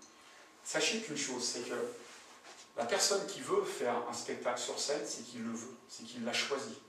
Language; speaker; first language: French; native; French